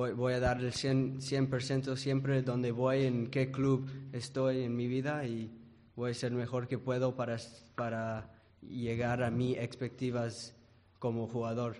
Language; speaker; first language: Spanish; early bilingual, heritage; English